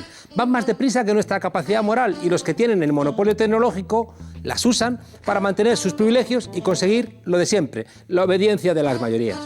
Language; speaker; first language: Spanish; native; Spanish